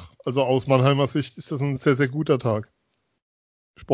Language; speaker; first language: German; native; German